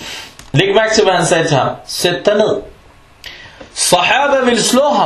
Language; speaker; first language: Danish; early bilingual, other home language; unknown